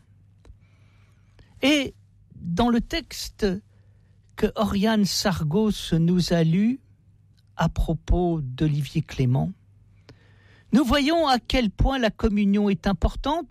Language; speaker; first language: French; native; French